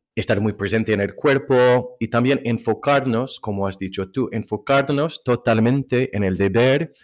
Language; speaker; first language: Spanish; non-native, fluent; English